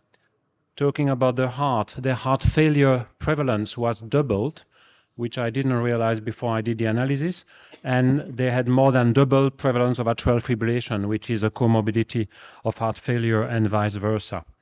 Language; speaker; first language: English; non-native, fluent; French